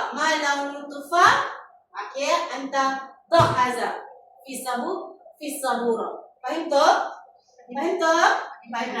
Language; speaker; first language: Arabic; non-native, learner; Malay